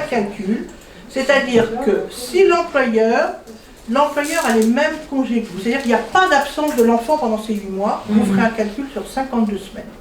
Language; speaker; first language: French; native; French